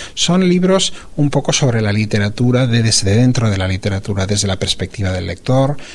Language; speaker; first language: Spanish; native; Spanish